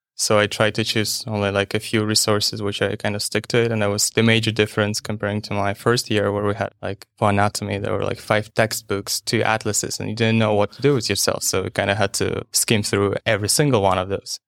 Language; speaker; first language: English; non-native, fluent; Ukrainian